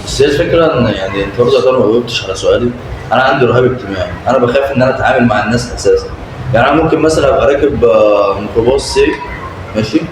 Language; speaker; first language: Arabic; native; Arabic